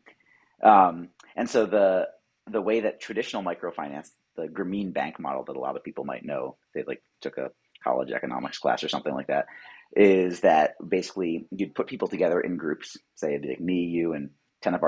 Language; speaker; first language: English; native; English